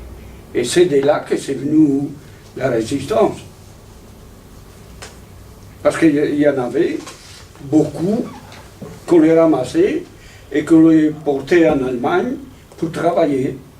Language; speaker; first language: French; non-native, fluent; Italian